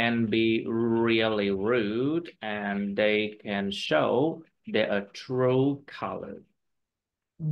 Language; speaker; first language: English; non-native, fluent; Vietnamese